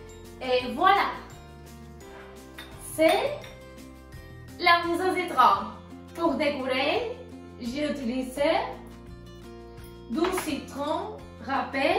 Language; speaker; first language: French; non-native, learner; Spanish